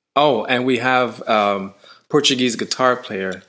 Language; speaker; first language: English; native; English